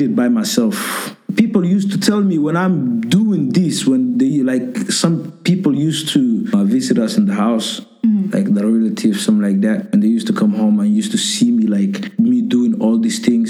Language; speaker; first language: English; non-native, local second language; Somali